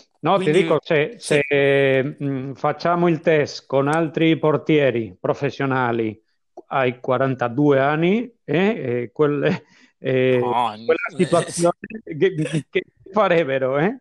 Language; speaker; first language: Italian; non-native, fluent; Spanish